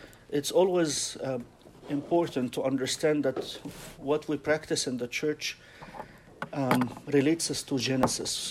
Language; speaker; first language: English; non-native, fluent; Arabic